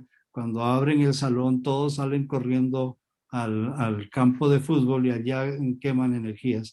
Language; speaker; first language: Spanish; native; Spanish